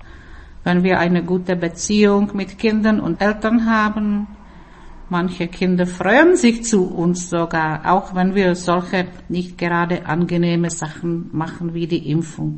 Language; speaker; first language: German; non-native, fluent; Czech